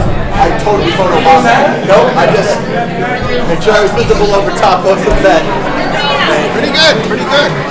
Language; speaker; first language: English; native; English